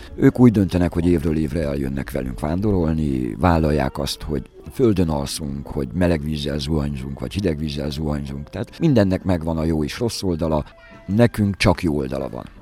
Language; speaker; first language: Hungarian; native; Hungarian